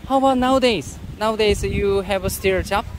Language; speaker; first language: English; non-native, learner; Korean